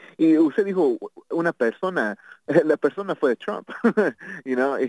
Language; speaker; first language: Spanish; early bilingual, heritage; Spanish